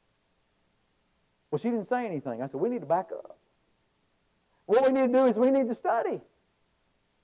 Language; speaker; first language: English; native; English